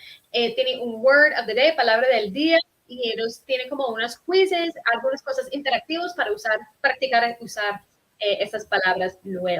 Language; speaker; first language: Spanish; non-native, fluent; English